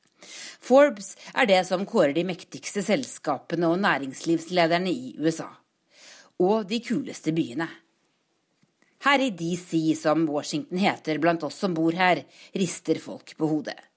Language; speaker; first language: Norwegian; native; Norwegian